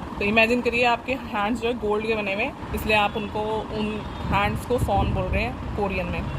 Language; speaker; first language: Hindi; native; Hindi